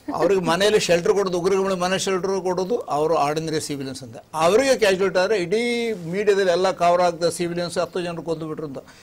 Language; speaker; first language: Kannada; non-native, local second language; Kodava